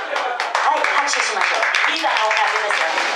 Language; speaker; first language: Japanese; non-native, fluent; Filipino